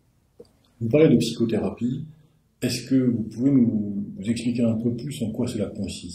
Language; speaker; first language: French; native; French